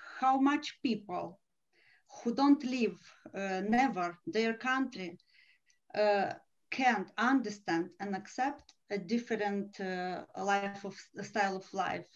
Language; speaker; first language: English; non-native, learner; Romanian